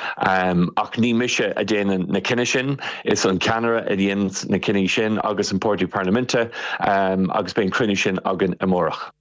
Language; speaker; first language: Irish; non-native, local second language; English